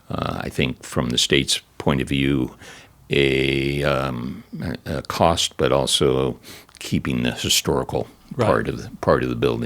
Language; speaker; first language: English; native; English